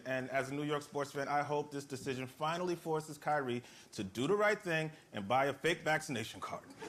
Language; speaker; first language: English; native; English